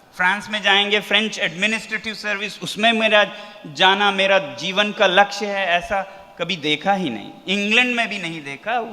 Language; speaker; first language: Hindi; non-native, local second language; Ladakhi